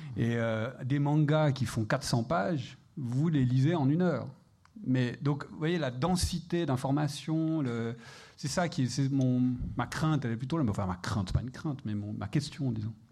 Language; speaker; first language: French; native; French